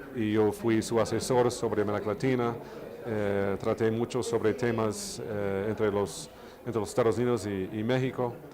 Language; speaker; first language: Spanish; non-native, fluent; English